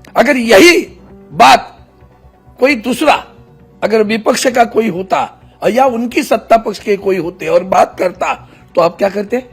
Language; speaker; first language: Hindi; non-native, local second language; Marathi